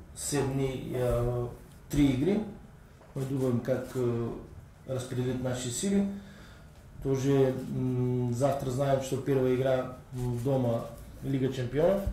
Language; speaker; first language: Russian; non-native, learner; Bulgarian